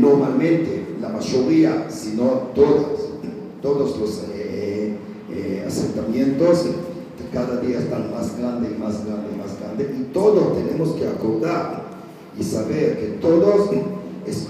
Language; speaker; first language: Spanish; non-native, learner; Hebrew